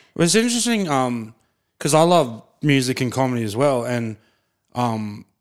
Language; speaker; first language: English; native; English